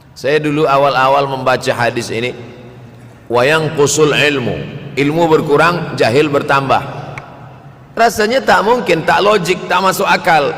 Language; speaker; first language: Malay; native; Malay